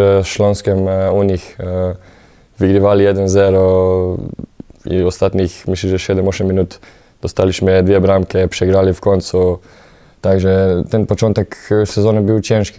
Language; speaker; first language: Polish; non-native, fluent; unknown